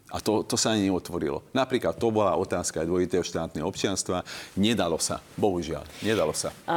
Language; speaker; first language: Slovak; non-native, local second language; Hungarian